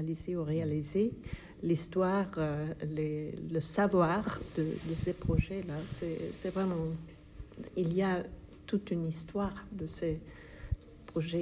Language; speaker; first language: French; non-native, fluent; German